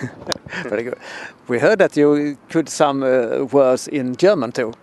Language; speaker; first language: English; non-native, fluent; Swedish